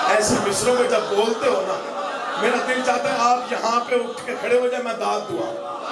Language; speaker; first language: Urdu; non-native, local second language; Saraiki